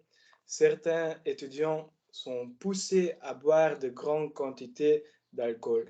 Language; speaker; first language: French; non-native, learner; Dutch